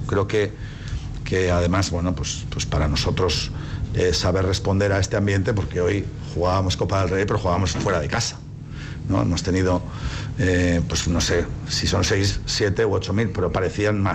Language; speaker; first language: Spanish; native; Spanish